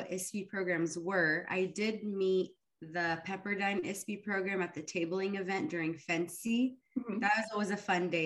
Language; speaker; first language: English; early bilingual, other home language; Arabic